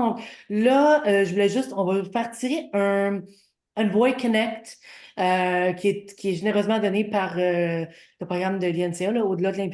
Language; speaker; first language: French; native; French